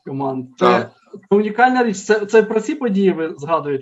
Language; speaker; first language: Ukrainian; native; Ukrainian